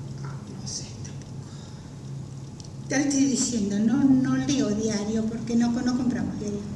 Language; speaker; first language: Spanish; native; Spanish